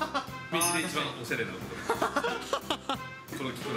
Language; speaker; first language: Japanese; native; Japanese